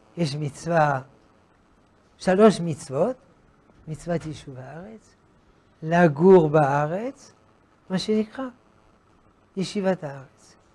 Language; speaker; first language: Hebrew; non-native, fluent; French